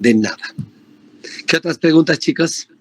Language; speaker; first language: Spanish; native; Spanish